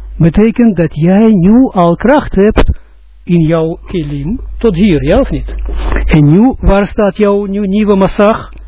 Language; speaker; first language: Dutch; non-native, fluent; Russian